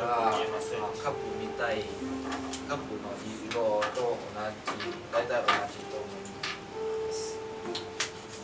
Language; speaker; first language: Japanese; non-native, learner; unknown